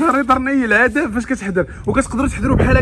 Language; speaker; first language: Arabic; native; Arabic